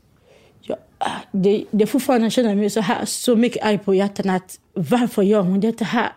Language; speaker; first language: Swedish; non-native, learner; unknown